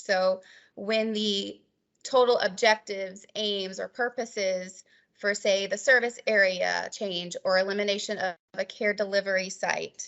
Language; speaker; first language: English; native; English